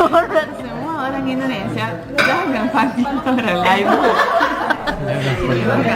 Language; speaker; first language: Indonesian; non-native, fluent; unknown